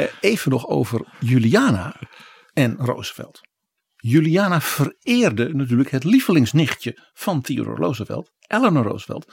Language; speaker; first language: Dutch; native; Dutch